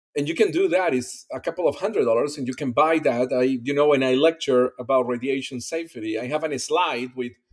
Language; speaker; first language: English; non-native, fluent; Spanish